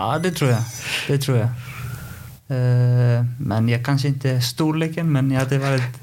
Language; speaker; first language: Swedish; non-native, fluent; Icelandic